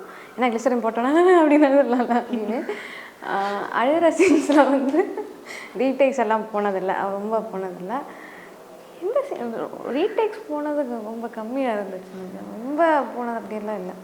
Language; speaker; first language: Tamil; native; Tamil